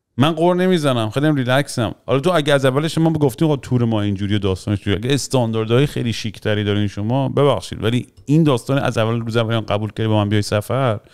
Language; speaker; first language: Persian; early bilingual, heritage; Persian